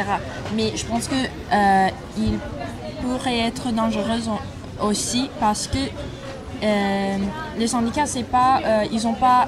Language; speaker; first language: French; non-native, fluent; English